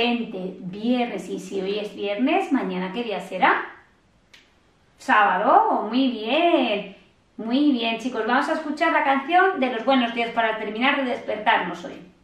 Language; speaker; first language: Spanish; native; Spanish